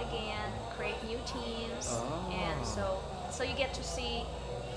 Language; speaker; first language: English; non-native, fluent; Russian